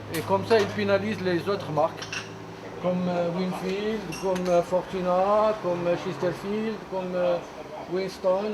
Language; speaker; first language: French; native; French